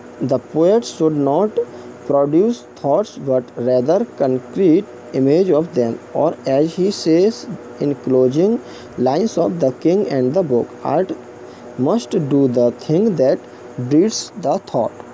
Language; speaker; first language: English; non-native, local second language; Hindi